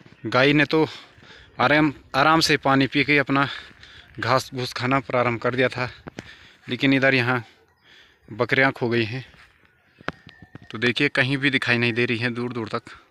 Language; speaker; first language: Hindi; native; Hindi